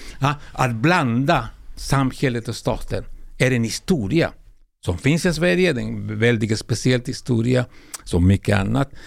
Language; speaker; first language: Swedish; non-native, fluent; Spanish